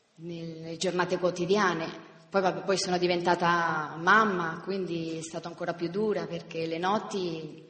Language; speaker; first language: Italian; non-native, fluent; Spanish